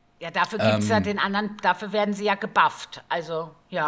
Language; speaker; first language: German; native; German